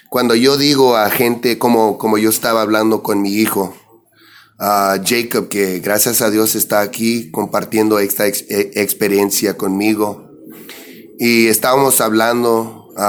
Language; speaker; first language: Spanish; early bilingual, heritage; English